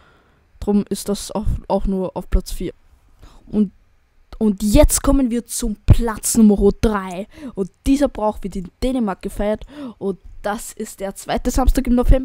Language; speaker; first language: German; native; German